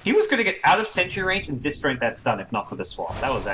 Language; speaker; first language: English; native; English